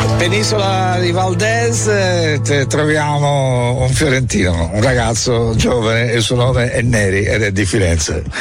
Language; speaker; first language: Italian; native; Italian